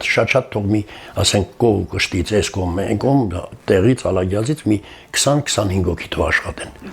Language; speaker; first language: Armenian; non-native, local second language; Kurdish